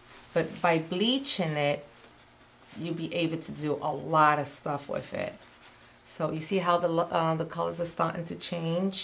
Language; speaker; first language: English; non-native, fluent; Spanish